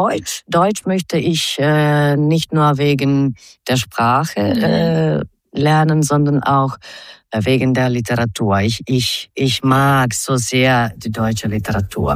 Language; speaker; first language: German; non-native, fluent; Croatian